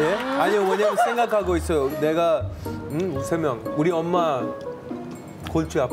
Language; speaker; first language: Korean; non-native, learner; English